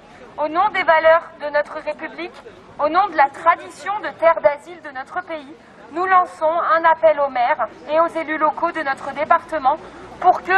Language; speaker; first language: French; native; French